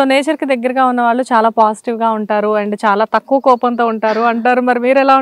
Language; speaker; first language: Telugu; native; Telugu